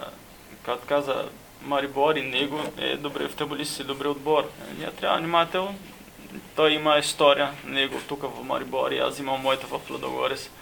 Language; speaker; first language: Bulgarian; non-native, learner; Portuguese